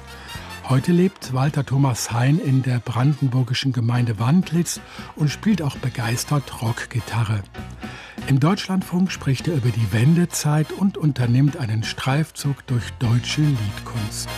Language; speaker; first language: German; native; German